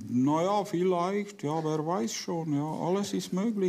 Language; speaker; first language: German; non-native, fluent; Czech